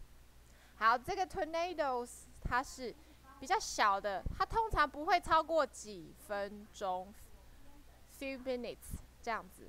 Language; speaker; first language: Chinese; native; Chinese